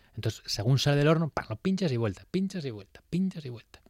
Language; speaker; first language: Spanish; native; Spanish